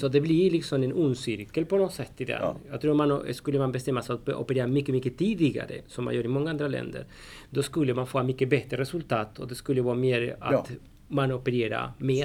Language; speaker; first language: Swedish; non-native, fluent; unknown